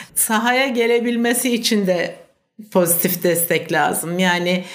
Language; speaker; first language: Turkish; native; Turkish